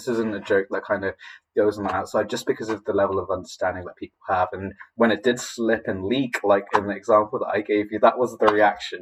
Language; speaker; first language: English; native; English